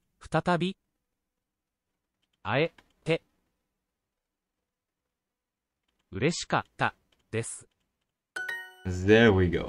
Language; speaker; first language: Japanese; non-native, learner; English